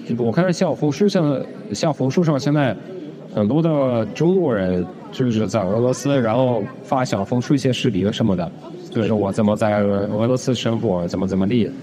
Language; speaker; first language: Chinese; non-native, fluent; Russian